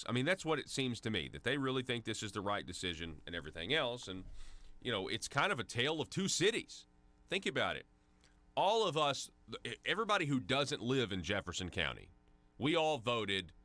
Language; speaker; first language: English; native; English